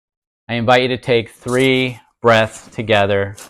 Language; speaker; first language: English; native; English